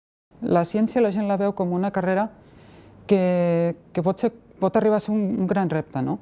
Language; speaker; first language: Catalan; native; Catalan